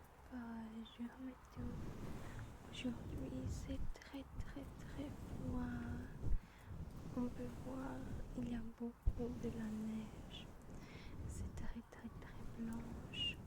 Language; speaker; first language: French; non-native, learner; German